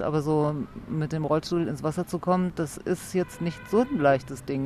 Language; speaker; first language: German; native; German